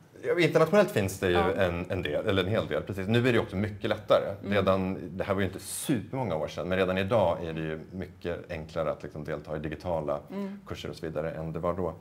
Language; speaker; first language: Swedish; native; Swedish